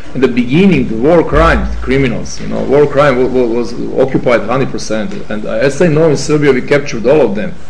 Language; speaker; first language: English; non-native, fluent; Serbian